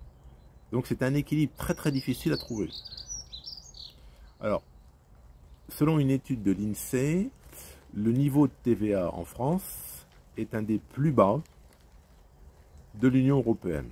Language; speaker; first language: French; native; French